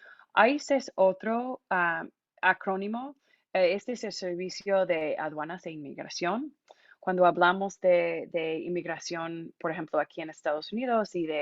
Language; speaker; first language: Spanish; non-native, fluent; English